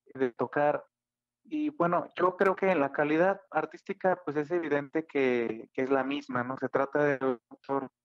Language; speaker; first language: Spanish; native; Spanish